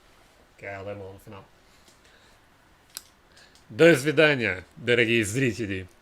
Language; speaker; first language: Russian; non-native, learner; Portuguese